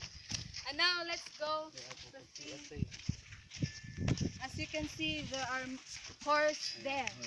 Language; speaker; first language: English; non-native, learner; Cebuano